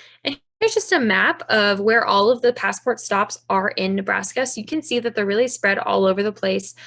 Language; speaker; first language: English; native; English